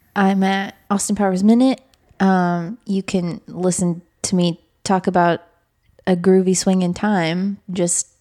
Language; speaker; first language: English; native; English